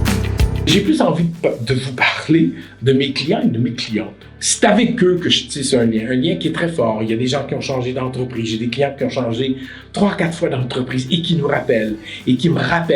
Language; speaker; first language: French; native; French